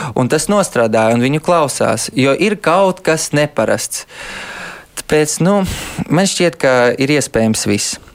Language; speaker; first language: Latvian; early bilingual, heritage; Latvian